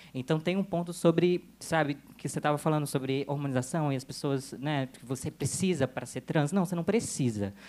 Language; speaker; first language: Portuguese; native; Portuguese